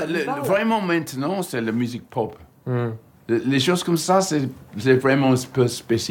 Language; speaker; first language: French; non-native, fluent; English